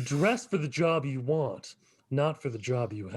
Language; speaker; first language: English; native; English